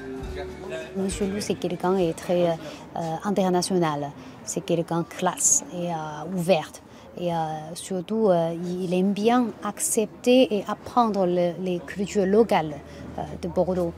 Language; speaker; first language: French; non-native, fluent; Chinese